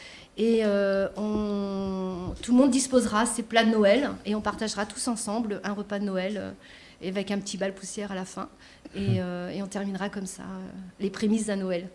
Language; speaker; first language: French; native; French